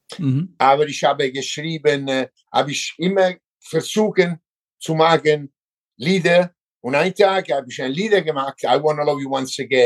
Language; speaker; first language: German; non-native, learner; Italian